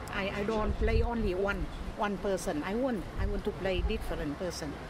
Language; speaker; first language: English; non-native, learner; Vietnamese